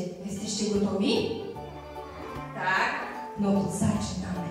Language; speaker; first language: Polish; native; Polish